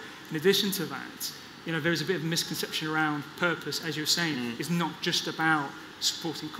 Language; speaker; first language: English; native; English